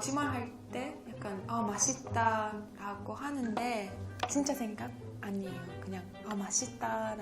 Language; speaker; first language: Korean; non-native, learner; English